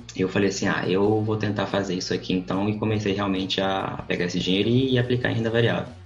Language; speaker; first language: Portuguese; native; Portuguese